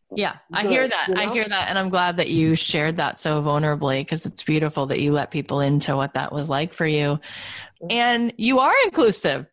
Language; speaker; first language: English; native; English